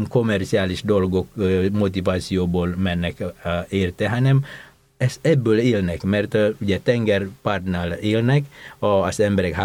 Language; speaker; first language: Hungarian; non-native, fluent; Indonesian